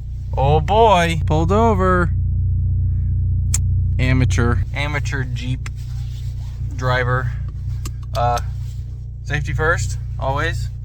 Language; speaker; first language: English; native; English